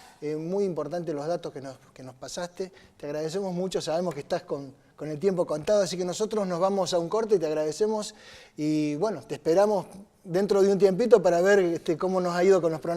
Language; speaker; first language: Spanish; native; Spanish